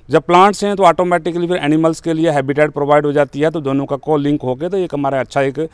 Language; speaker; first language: Hindi; non-native, local second language; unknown